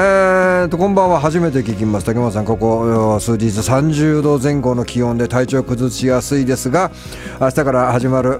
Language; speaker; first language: Japanese; native; Japanese